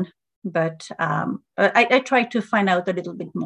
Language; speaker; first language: English; non-native, fluent; French